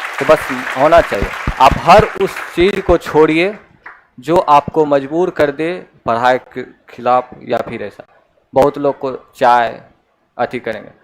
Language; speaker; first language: Hindi; native; Hindi